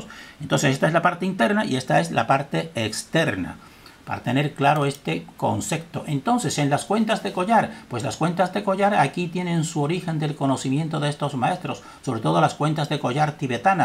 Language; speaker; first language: Spanish; native; Spanish